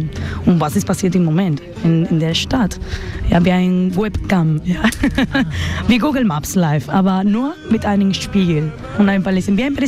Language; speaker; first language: German; non-native, learner; Spanish